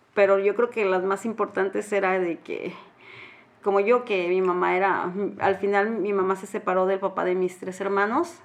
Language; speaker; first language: Spanish; native; Spanish